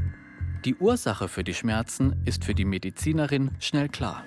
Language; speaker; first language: German; native; German